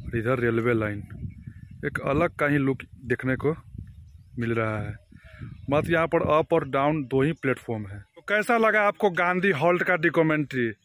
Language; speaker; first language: Hindi; native; Hindi